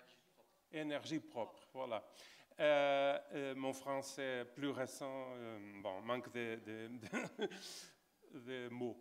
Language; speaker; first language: French; non-native, fluent; Portuguese